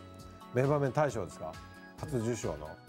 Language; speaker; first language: Japanese; native; Japanese